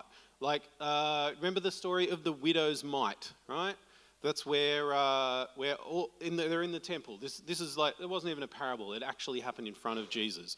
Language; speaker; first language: English; native; English